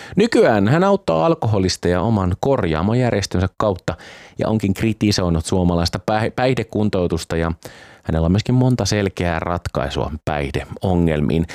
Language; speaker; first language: Finnish; native; Finnish